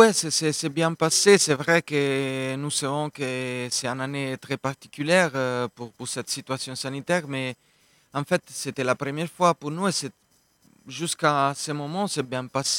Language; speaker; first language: French; non-native, local second language; Italian